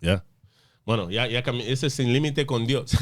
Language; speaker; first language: Spanish; early bilingual, other home language; English